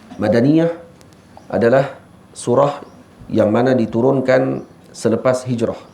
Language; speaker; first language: Malay; native; Malay